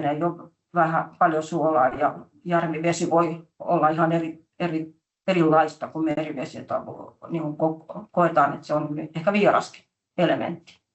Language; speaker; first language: Finnish; native; Finnish